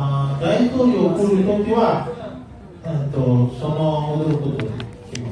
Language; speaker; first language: Japanese; non-native, learner; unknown